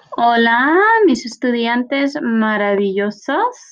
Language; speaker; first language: Spanish; non-native, fluent; English